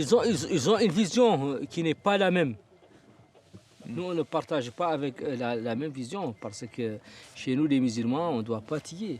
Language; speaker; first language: French; non-native, local second language; Arabic